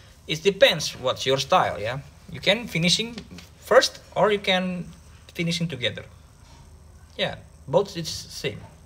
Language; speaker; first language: English; non-native, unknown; Indonesian